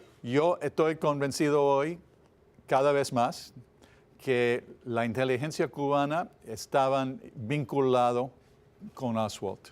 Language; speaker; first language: Spanish; non-native, fluent; English